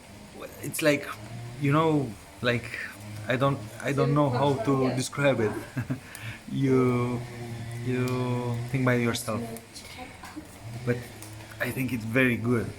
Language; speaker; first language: English; non-native, learner; Romanian